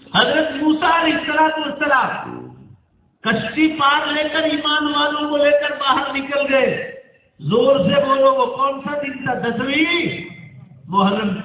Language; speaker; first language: Urdu; non-native, local second language; Gujarati